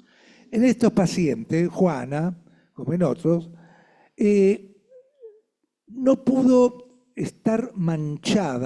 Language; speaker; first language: Spanish; native; Spanish